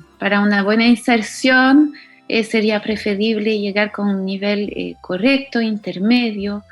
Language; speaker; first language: Spanish; non-native, fluent; French